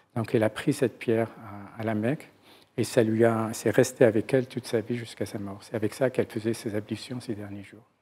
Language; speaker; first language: French; non-native, local second language; Arabic